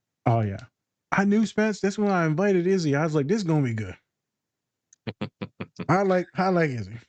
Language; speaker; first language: English; native; English